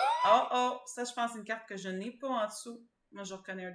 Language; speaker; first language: French; native; French